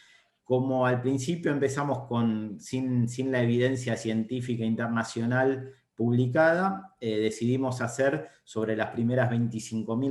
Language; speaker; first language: Spanish; native; Spanish